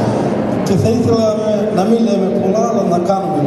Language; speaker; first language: Greek; non-native, fluent; Bulgarian